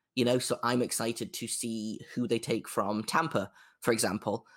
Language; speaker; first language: English; native; English